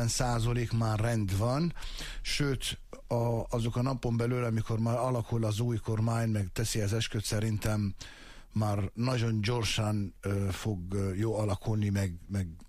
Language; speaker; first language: Hungarian; non-native, fluent; Arabic